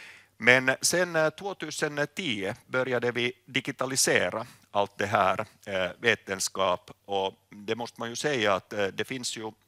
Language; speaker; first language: Swedish; non-native, local second language; Finnish